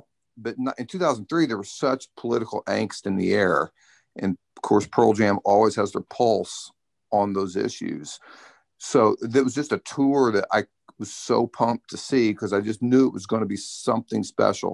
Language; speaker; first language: English; native; English